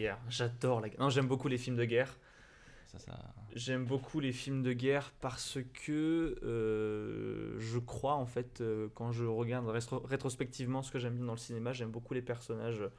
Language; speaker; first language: French; native; French